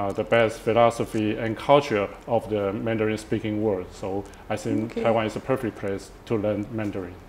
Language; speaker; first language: English; non-native, fluent; Chinese